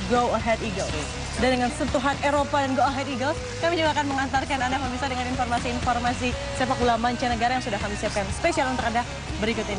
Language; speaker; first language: Indonesian; native; Indonesian